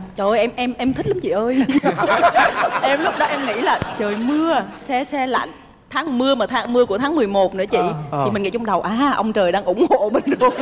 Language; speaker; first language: Vietnamese; native; Vietnamese